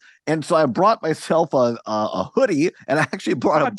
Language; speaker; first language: English; native; English